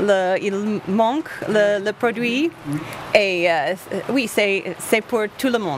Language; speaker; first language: French; non-native, learner; English